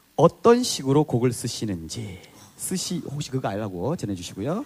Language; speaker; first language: Korean; native; Korean